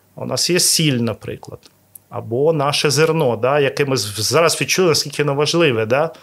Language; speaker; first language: Ukrainian; non-native, local second language; Russian